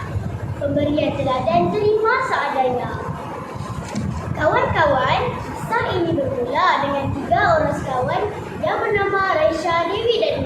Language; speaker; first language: Malay; native; Malay